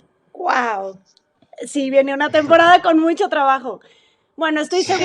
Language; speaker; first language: Spanish; native; Spanish